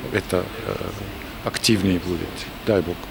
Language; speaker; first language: Russian; non-native, learner; Arabic